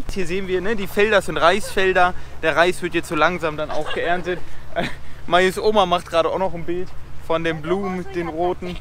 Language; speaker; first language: German; native; German